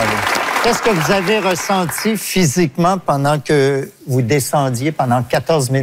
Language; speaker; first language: French; native; French